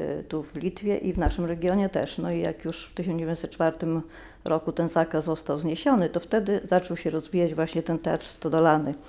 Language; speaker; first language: Polish; non-native, local second language; Lithuanian